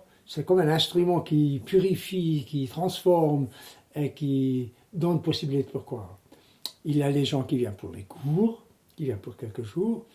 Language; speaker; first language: French; non-native, local second language; German